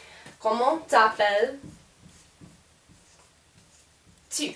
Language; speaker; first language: French; non-native, fluent; English